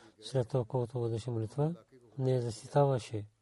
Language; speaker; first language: Bulgarian; non-native, learner; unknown